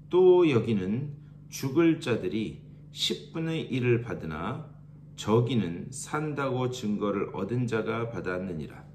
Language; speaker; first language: Korean; native; Korean